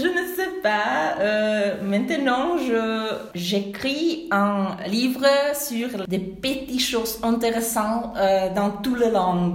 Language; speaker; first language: French; non-native, fluent; Czech